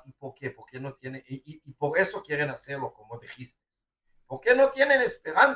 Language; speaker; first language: Spanish; non-native, fluent; Hebrew